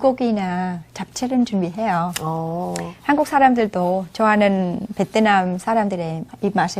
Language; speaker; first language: Korean; non-native, fluent; Vietnamese